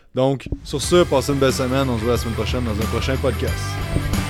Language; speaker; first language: French; native; French